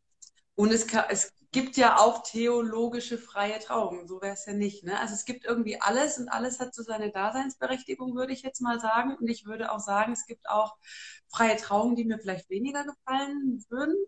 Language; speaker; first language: German; native; German